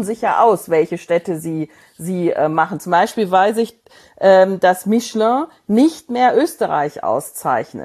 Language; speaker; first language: German; native; German